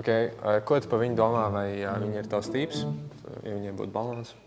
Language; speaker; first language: Latvian; native; Latvian